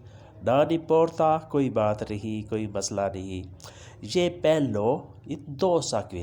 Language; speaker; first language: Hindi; non-native, local second language; Punjabi